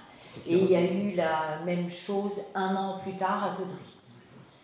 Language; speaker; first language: French; native; French